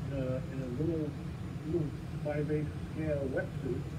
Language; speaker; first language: English; native; English